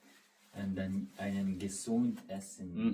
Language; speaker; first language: German; non-native, learner; Filipino